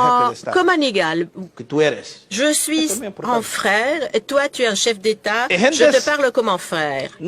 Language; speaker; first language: French; non-native, local second language; Portuguese